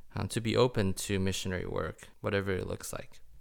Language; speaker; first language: English; early bilingual, other home language; Chinese